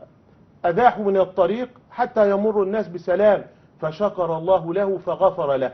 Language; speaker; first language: Arabic; native; Arabic